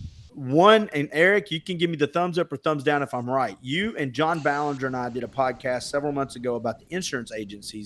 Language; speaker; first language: English; native; English